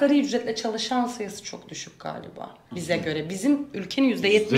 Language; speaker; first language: Turkish; native; Turkish